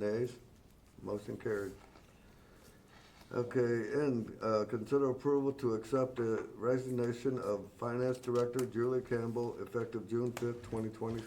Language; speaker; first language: English; native; English